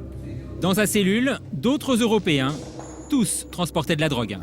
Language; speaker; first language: French; native; French